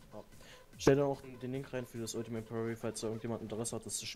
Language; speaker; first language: German; native; German